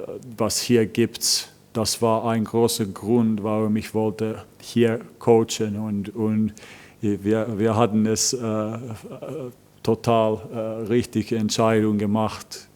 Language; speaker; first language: German; non-native, fluent; Finnish